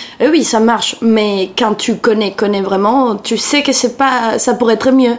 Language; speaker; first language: French; non-native, fluent; Spanish